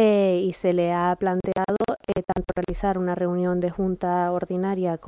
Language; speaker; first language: Spanish; native; Spanish